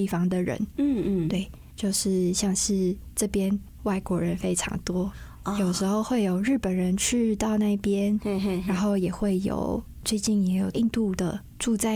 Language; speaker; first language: Chinese; non-native, local second language; Cantonese